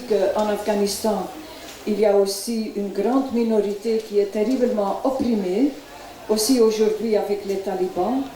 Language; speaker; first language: French; non-native, local second language; Dutch